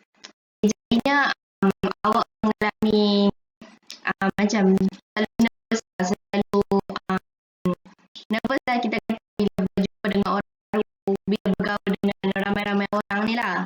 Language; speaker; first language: Malay; native; Malay